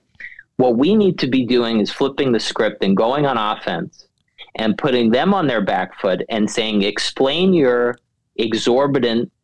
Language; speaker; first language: English; native; English